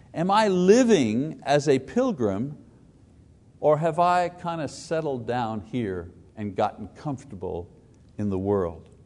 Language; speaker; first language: English; native; English